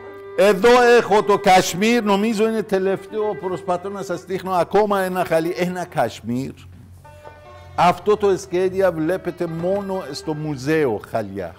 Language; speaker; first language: Greek; non-native, learner; Persian